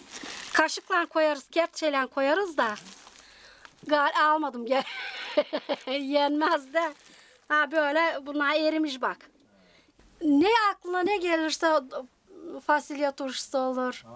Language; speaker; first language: Turkish; native; Turkish